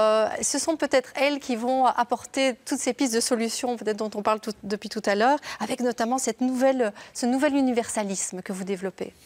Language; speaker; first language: French; native; French